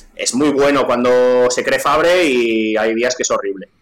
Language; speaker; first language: Spanish; non-native, local second language; Catalan